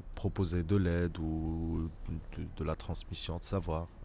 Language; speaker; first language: French; non-native, local second language; Arabic